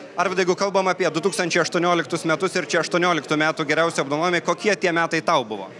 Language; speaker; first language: Lithuanian; native; Lithuanian